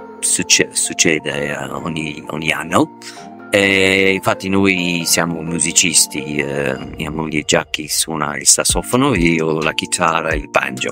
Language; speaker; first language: Italian; non-native, learner; English